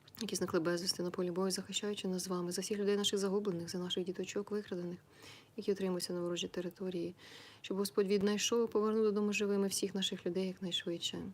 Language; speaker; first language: Ukrainian; native; Ukrainian